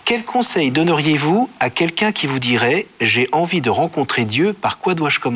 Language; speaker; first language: French; native; French